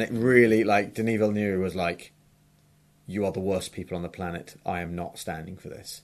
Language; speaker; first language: English; native; English